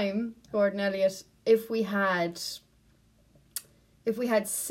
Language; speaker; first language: English; native; English